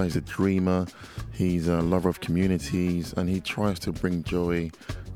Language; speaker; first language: English; native; English